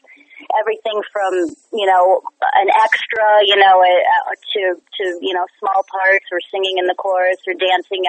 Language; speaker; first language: English; native; English